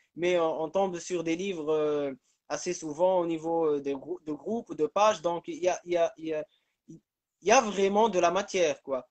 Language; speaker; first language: French; non-native, local second language; Arabic